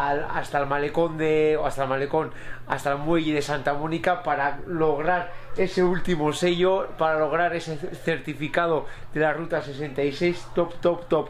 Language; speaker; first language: Spanish; native; Spanish